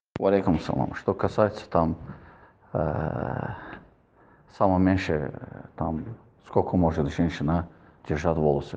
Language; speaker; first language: Russian; non-native, fluent; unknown